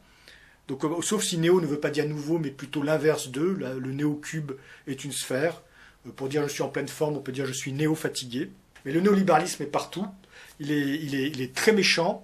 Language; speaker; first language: French; native; French